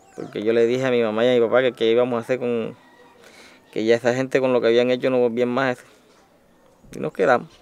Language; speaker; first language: Spanish; native; Spanish